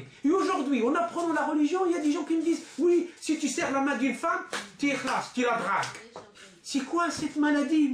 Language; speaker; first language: French; non-native, local second language; Arabic